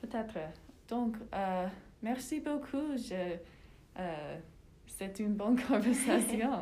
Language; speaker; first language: French; non-native, learner; English